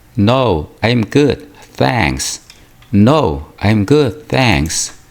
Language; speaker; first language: English; non-native, learner; Korean